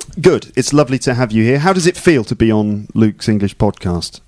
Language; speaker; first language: English; native; English